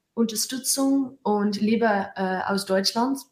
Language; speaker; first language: German; non-native, learner; Dutch